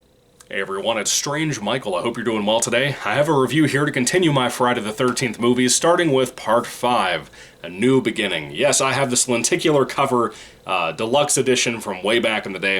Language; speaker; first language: English; native; English